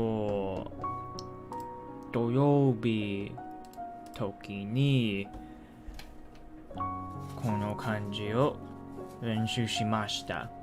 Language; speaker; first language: Japanese; non-native, learner; English